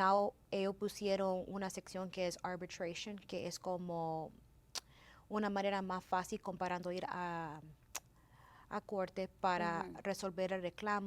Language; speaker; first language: Spanish; early bilingual, heritage; Spanish